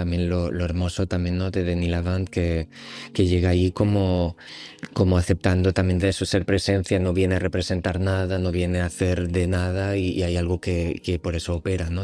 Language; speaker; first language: Spanish; native; Spanish